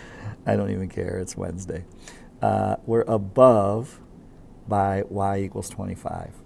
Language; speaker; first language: English; native; English